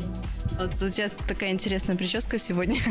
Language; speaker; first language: Russian; native; Russian